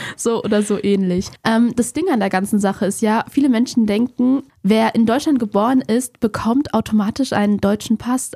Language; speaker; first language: German; early bilingual, other home language; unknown